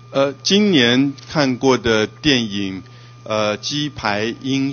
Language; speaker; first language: Chinese; native; Chinese